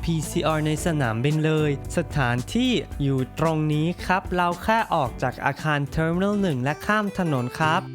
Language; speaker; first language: Thai; non-native, fluent; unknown